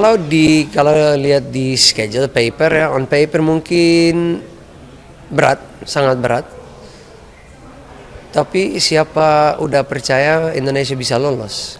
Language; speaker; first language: Indonesian; non-native, fluent; Dutch